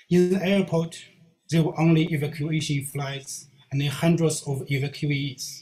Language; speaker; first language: English; non-native, learner; Chinese